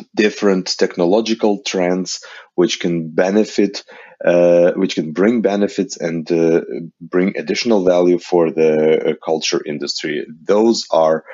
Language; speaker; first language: English; non-native, fluent; Ukrainian